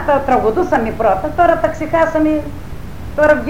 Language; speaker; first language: Greek; native; Greek